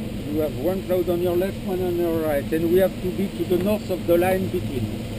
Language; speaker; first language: English; non-native, fluent; French